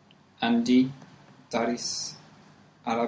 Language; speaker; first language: Arabic; non-native, learner; English